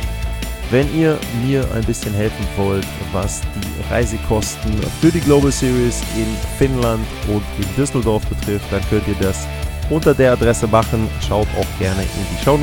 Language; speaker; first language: German; native; German